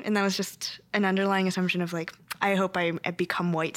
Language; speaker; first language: English; early bilingual, other home language; Korean